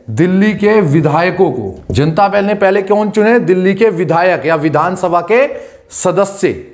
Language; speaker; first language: Hindi; native; Hindi